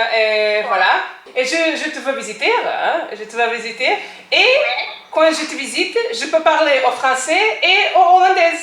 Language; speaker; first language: French; non-native, learner; Portuguese